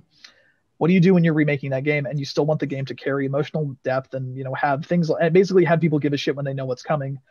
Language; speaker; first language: English; native; English